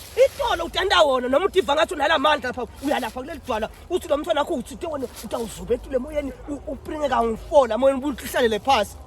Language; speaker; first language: Zulu; non-native, local second language; Swati